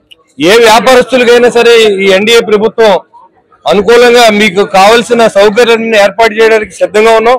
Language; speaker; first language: Telugu; native; Telugu